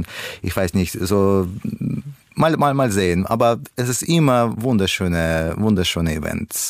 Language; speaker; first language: German; non-native, learner; Russian